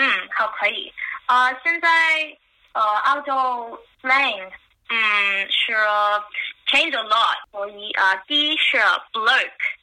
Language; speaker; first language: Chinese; non-native, fluent; English